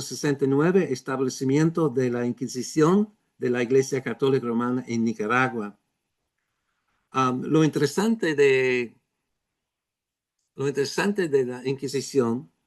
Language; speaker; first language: Spanish; non-native, fluent; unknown